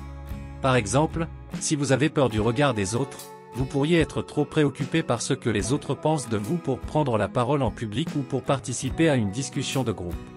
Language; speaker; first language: French; native; French